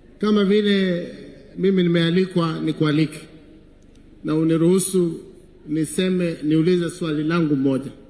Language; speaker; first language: Swahili; non-native, local second language; Kikuyu